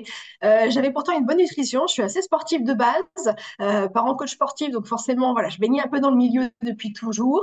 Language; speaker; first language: French; native; French